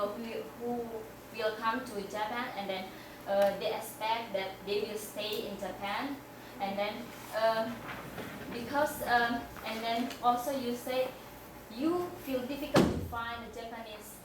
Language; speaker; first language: English; non-native, fluent; Indonesian